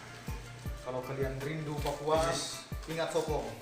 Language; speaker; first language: Indonesian; native; Indonesian